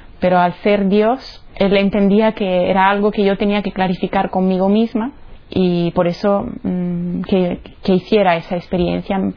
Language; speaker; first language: Spanish; non-native, fluent; Italian